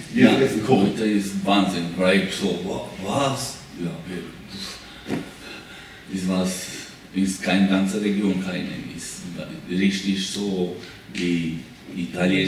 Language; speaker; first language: German; non-native, learner; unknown